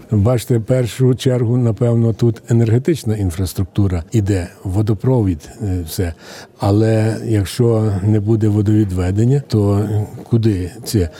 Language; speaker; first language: Ukrainian; native; Ukrainian